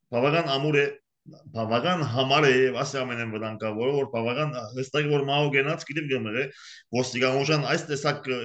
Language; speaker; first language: Armenian; early bilingual, heritage; Armenian